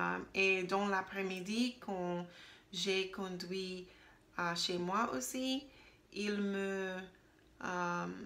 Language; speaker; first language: French; non-native, learner; English